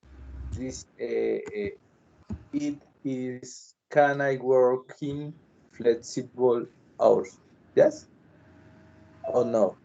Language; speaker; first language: English; non-native, learner; Spanish